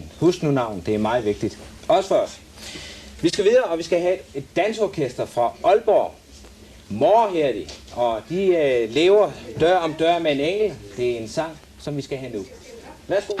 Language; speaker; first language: Danish; native; Danish